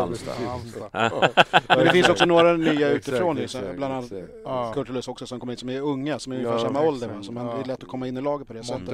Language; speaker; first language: Swedish; native; Swedish